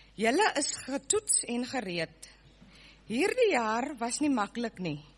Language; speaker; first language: Afrikaans; native; Afrikaans